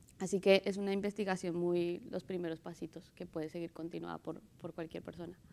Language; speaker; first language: Spanish; native; Spanish